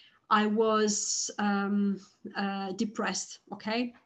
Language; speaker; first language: English; non-native, fluent; Italian